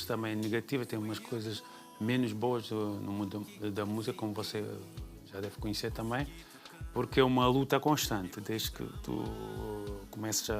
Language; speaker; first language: Portuguese; non-native, local second language; Kabuverdianu